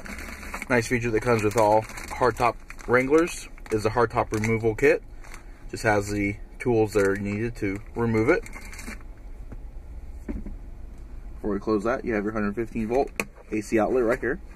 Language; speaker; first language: English; native; English